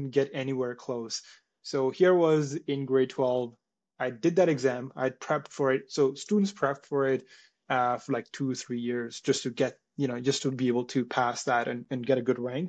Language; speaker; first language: English; non-native, local second language; Punjabi